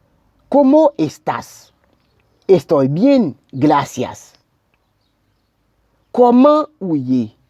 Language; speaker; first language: Spanish; non-native, learner; Haitian Creole